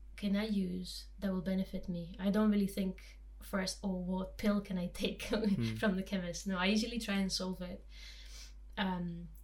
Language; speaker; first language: English; non-native, fluent; Romanian